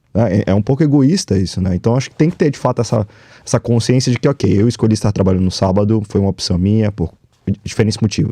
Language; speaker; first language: Portuguese; native; Portuguese